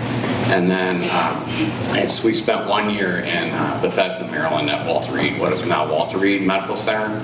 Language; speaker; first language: English; native; English